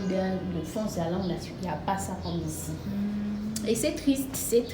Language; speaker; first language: French; non-native, local second language; Fang